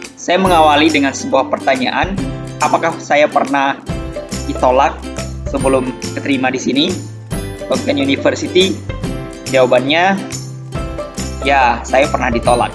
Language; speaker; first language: Indonesian; native; Indonesian